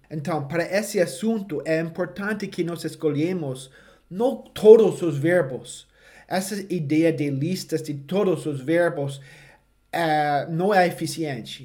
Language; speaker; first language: Portuguese; non-native, fluent; English